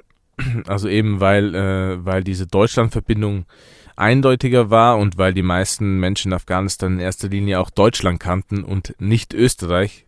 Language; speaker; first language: German; early bilingual, other home language; Persian